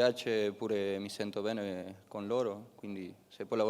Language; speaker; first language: Italian; non-native, learner; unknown